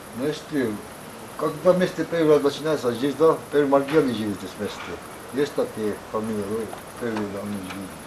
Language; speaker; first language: Russian; non-native, learner; Georgian